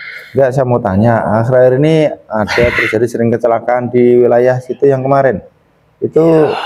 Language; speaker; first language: Indonesian; native; Indonesian